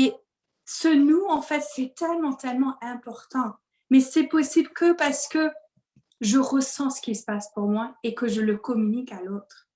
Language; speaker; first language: French; native; French